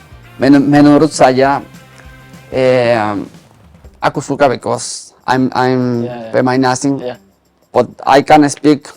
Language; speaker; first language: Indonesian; non-native, learner; Spanish